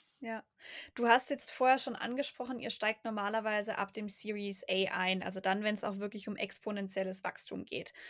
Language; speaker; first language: German; native; German